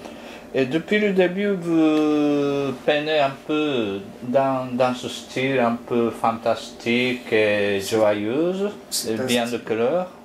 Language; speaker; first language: French; non-native, fluent; Japanese